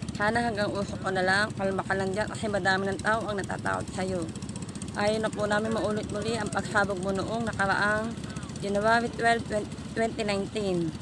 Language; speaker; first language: Filipino; native; Filipino